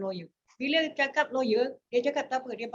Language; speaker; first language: Malay; native; Malay